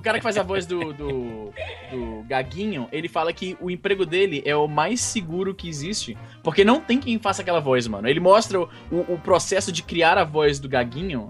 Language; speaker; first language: Portuguese; early bilingual, heritage; Portuguese